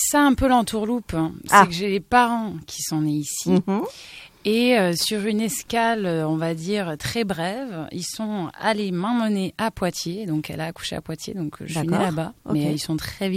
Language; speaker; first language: French; native; French